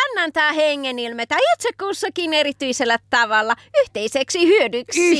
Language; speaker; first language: Finnish; native; Finnish